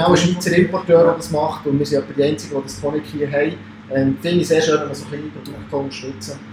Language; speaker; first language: German; native; German